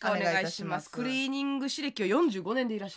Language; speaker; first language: Japanese; native; Japanese